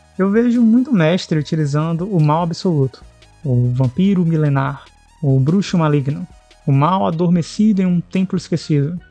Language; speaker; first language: Portuguese; native; Portuguese